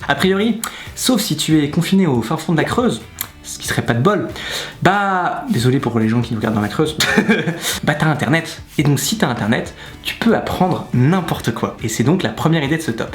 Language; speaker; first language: French; native; French